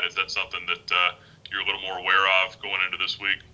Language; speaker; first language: English; native; English